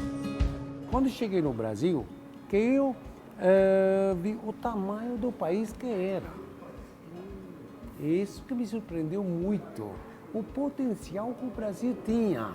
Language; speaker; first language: Portuguese; non-native, fluent; Italian